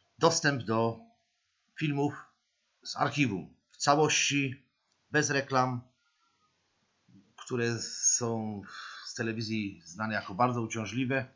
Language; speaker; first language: Polish; native; Polish